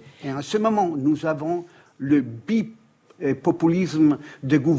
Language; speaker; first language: French; non-native, fluent; Italian